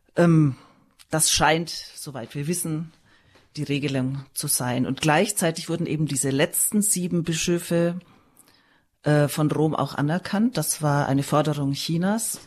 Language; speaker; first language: German; native; German